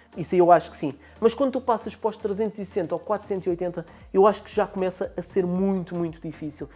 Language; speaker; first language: Portuguese; native; Portuguese